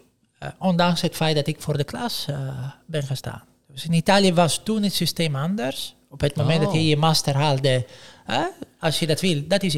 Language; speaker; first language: Dutch; non-native, fluent; Italian